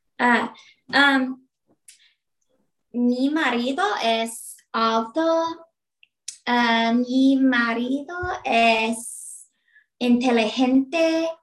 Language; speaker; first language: Spanish; non-native, learner; English